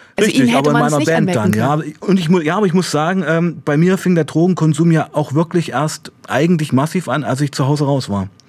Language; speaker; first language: German; native; German